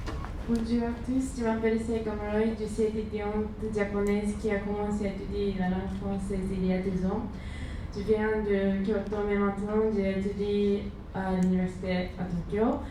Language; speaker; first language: French; non-native, learner; Japanese